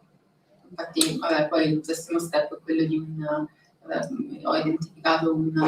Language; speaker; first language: Italian; native; Italian